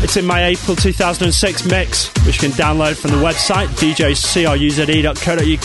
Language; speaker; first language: English; native; English